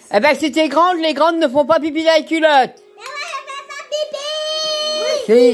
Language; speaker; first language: French; native; French